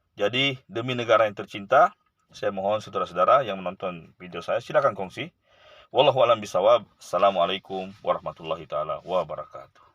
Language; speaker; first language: Malay; native; Malay